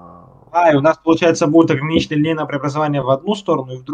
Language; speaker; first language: Russian; native; Russian